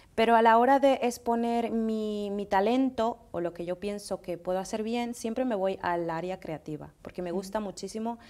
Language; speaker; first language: Spanish; native; Spanish